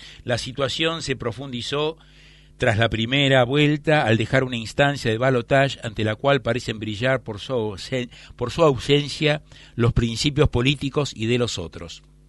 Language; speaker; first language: Spanish; native; Spanish